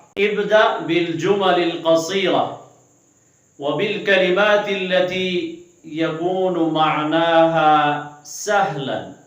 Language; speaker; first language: Arabic; non-native, fluent; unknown